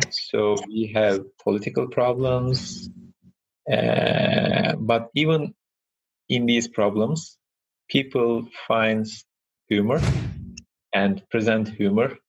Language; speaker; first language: English; non-native, fluent; Turkish